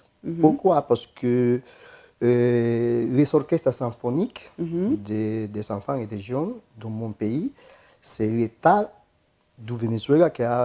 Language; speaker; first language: French; non-native, fluent; Spanish